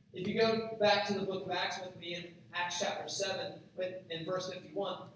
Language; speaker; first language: English; native; English